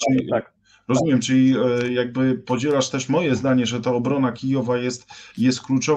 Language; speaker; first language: Polish; native; Polish